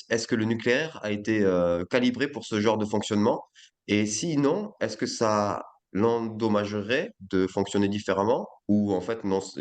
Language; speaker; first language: French; native; French